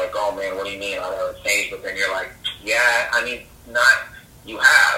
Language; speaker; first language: English; native; English